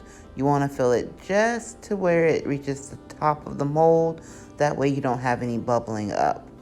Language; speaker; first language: English; native; English